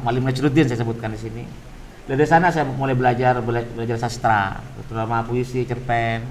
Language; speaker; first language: Indonesian; non-native, local second language; Madurese